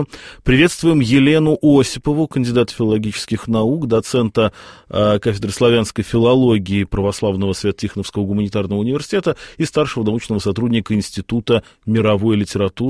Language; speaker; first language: Russian; native; Russian